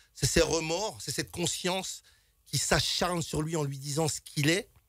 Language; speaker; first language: French; native; French